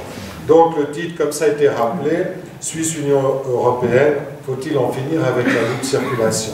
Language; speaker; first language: French; native; French